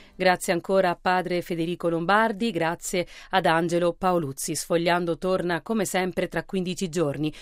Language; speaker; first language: Italian; native; Italian